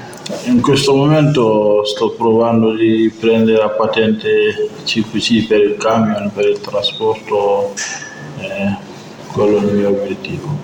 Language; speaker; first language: Italian; non-native, fluent; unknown